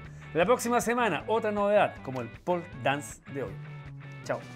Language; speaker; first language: Spanish; native; Spanish